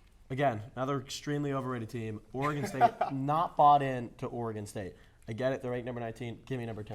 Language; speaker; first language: English; native; English